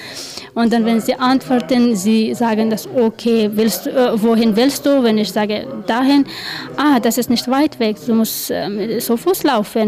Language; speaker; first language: German; non-native, learner; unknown